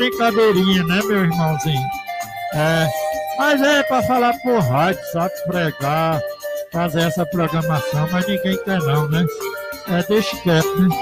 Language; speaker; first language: Portuguese; native; Portuguese